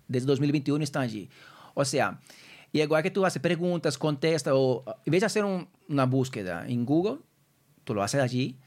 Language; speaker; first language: Spanish; non-native, fluent; Portuguese